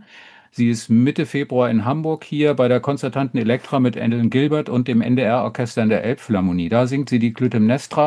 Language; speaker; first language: German; native; German